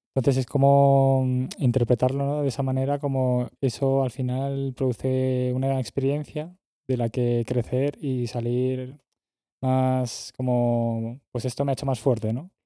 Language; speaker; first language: Spanish; native; Spanish